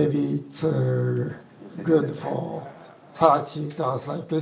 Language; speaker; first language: English; non-native, fluent; Japanese